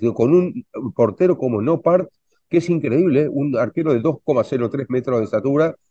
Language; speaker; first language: Spanish; native; Spanish